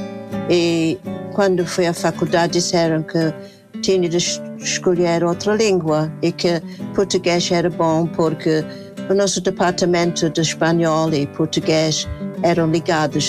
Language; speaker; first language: Portuguese; non-native, fluent; English